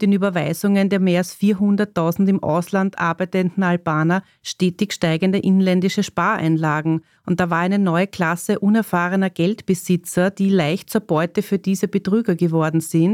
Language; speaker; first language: German; native; German